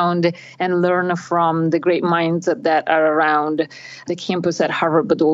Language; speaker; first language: English; non-native, fluent; Italian